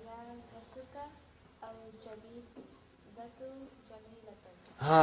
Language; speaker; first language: Arabic; non-native, learner; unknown